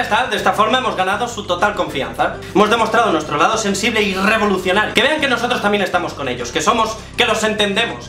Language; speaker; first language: Spanish; native; Spanish